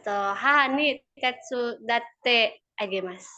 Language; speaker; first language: Japanese; non-native, learner; Indonesian